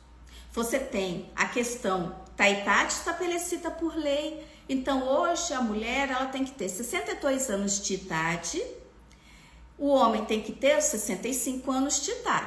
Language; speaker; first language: Portuguese; native; Portuguese